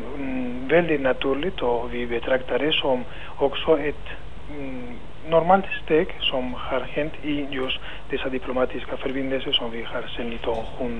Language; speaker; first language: Swedish; non-native, fluent; Spanish